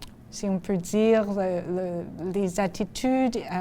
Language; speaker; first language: French; non-native, local second language; English